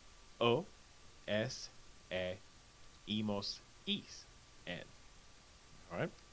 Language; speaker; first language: Spanish; non-native, fluent; English